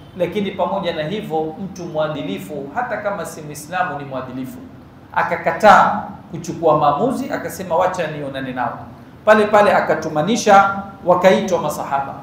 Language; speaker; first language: Swahili; native; Swahili